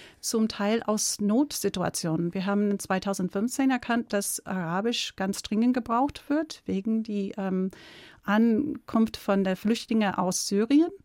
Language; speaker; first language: German; non-native, fluent; English